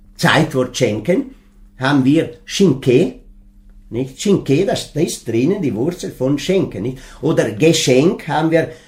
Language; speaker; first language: German; non-native, local second language; Ladin